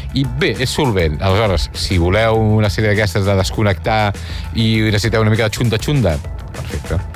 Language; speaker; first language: Catalan; native; Catalan